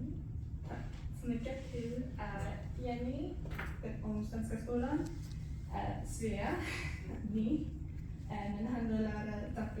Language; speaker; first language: Swedish; early bilingual, heritage; English